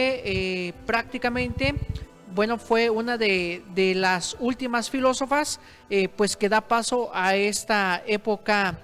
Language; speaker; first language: Spanish; native; Spanish